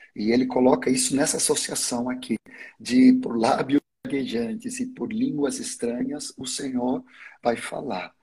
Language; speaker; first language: Portuguese; non-native, fluent; Swedish